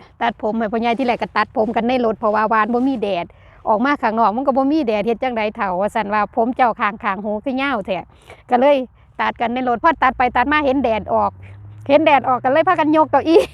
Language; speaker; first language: Thai; non-native, local second language; Lao